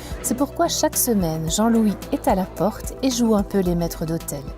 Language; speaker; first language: French; native; French